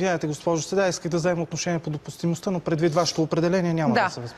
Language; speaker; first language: Bulgarian; native; Bulgarian